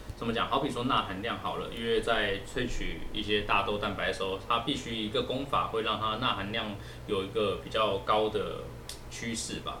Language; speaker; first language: Chinese; native; Chinese